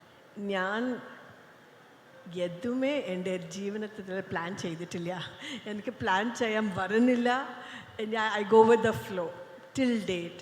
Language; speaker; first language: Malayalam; non-native, local second language; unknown